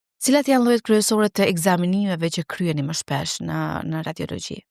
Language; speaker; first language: Albanian; native; Albanian